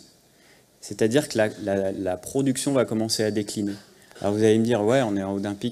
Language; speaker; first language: French; native; French